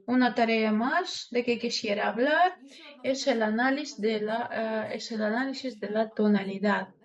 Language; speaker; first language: Spanish; non-native, fluent; Russian